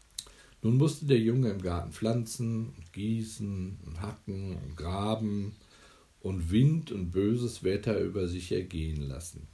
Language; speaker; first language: German; native; German